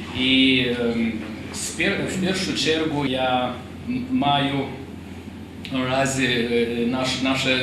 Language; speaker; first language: Ukrainian; non-native, fluent; Lithuanian